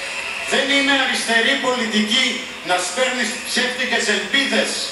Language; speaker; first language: Greek; native; Greek